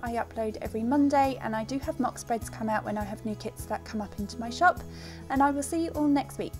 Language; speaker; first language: English; native; English